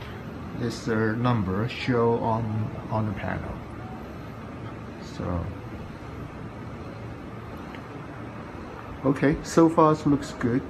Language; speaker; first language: English; non-native, learner; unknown